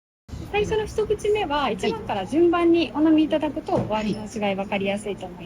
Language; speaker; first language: Japanese; native; Japanese